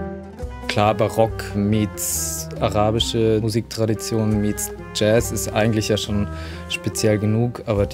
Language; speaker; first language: German; native; German